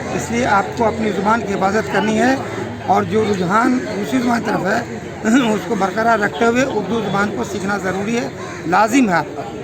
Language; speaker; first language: Urdu; native; Urdu